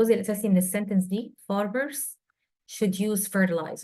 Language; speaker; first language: Arabic; native; Arabic